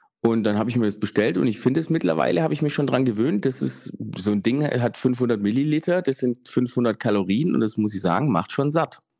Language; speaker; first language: German; early bilingual, other home language; Italian